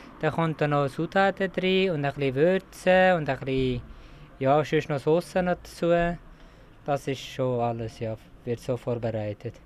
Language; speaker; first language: German; non-native, learner; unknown